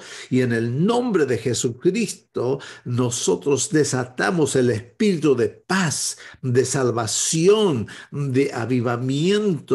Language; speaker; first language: Spanish; non-native, fluent; English